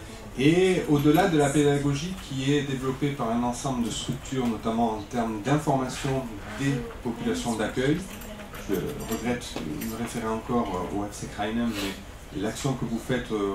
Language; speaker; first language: French; native; French